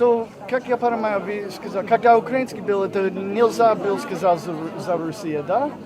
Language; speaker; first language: Russian; non-native, learner; English